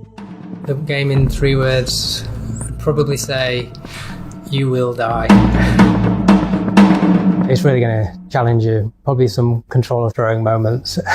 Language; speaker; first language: English; native; English